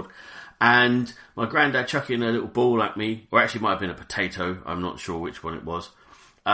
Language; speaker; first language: English; native; English